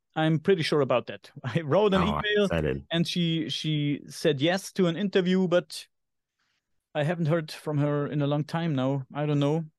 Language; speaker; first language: English; non-native, fluent; German